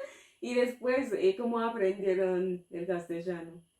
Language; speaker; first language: Spanish; non-native, fluent; English